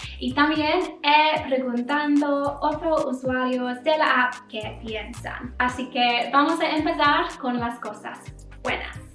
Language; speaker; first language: Spanish; non-native, learner; English